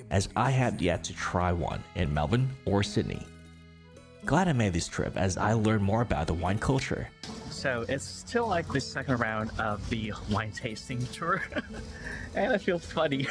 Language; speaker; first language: English; non-native, local second language; Cebuano